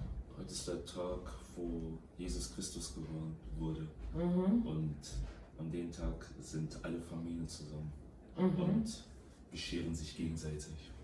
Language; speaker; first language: German; early bilingual, other home language; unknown